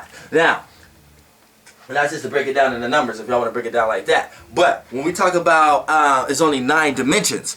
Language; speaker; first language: English; native; English